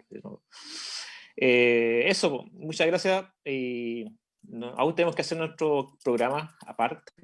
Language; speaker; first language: Spanish; native; Spanish